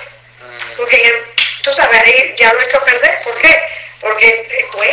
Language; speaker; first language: Spanish; native; Spanish